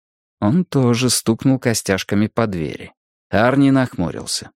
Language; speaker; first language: Russian; native; Russian